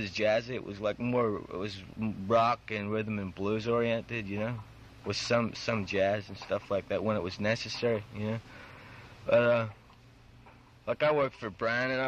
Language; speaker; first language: English; native; English